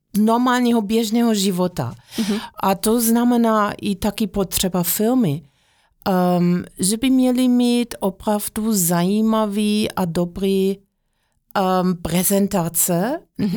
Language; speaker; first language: Czech; non-native, fluent; German